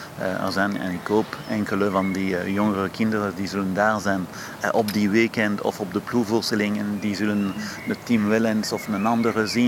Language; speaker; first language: Dutch; non-native, fluent; French